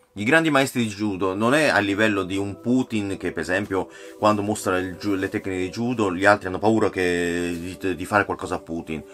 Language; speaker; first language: Italian; non-native, fluent; Korean